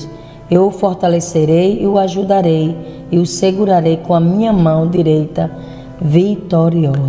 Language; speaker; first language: Portuguese; native; Portuguese